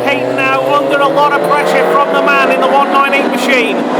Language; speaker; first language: English; native; English